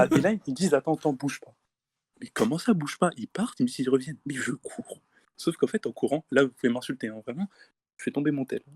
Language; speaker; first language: French; native; French